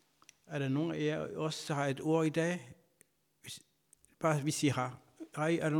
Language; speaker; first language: Danish; non-native, fluent; Kabuverdianu